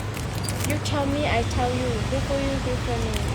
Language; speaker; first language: English; non-native, learner; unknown